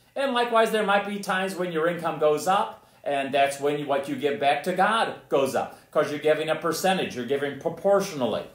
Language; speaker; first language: English; native; English